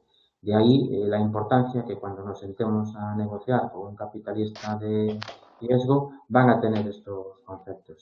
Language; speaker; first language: Spanish; native; Spanish